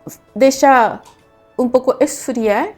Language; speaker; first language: Portuguese; non-native, fluent; Japanese